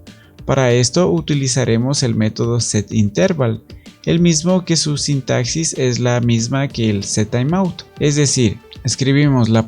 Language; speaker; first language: Spanish; native; Spanish